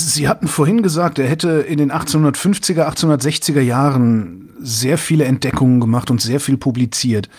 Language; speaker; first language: German; native; German